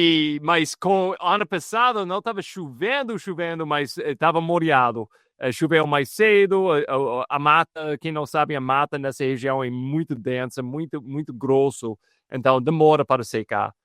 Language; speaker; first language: Portuguese; non-native, fluent; English